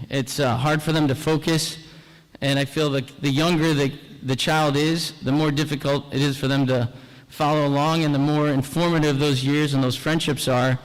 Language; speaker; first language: English; native; English